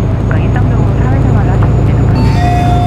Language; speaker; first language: Korean; native; Korean